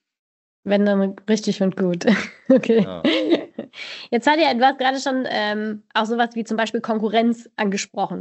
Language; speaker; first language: German; native; German